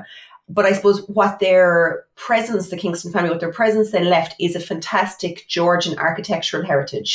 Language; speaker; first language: English; native; English